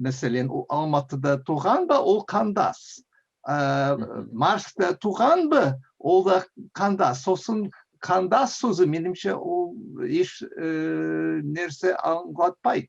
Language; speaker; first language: Kazakh; non-native, fluent; English